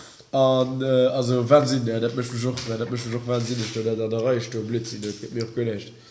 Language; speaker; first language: German; native; German